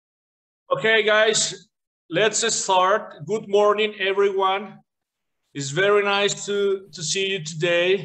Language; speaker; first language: English; non-native, fluent; Spanish